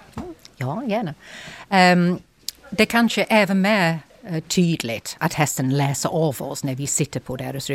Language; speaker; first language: Swedish; non-native, fluent; English